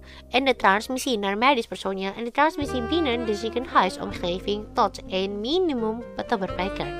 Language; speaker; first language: Dutch; non-native, learner; Indonesian